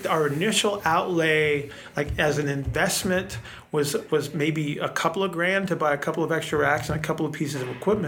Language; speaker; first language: English; native; English